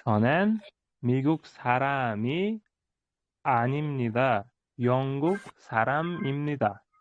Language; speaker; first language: Korean; non-native, fluent; Uzbek